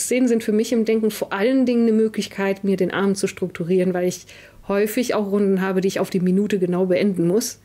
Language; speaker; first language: German; native; German